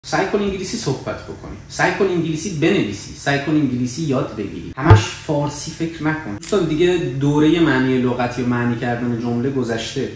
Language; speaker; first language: Persian; native; Persian